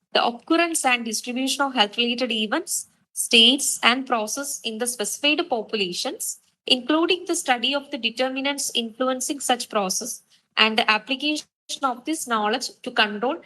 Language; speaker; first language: English; non-native, local second language; Malayalam